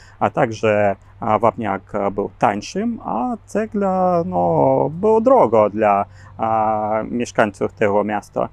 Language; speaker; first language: Polish; non-native, learner; Ukrainian